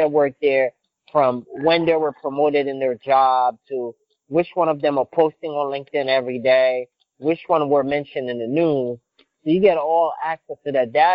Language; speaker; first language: English; non-native, fluent; Haitian Creole